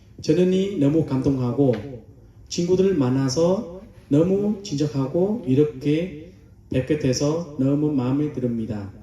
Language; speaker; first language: Korean; non-native, learner; Vietnamese